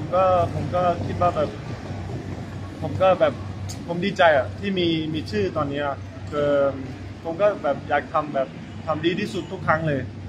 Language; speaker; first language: Thai; early bilingual, heritage; Thai